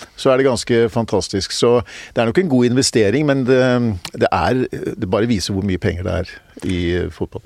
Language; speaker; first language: Norwegian; native; Norwegian